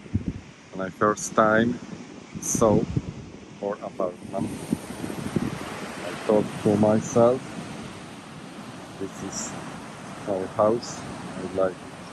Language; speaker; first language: English; non-native, learner; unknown